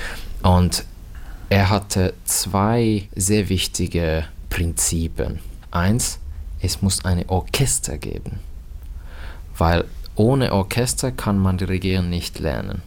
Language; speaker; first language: German; non-native, fluent; Finnish